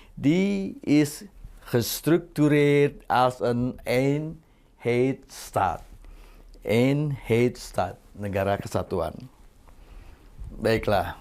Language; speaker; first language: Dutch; non-native, fluent; Indonesian